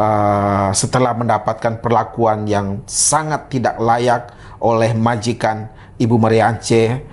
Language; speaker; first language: Indonesian; native; Indonesian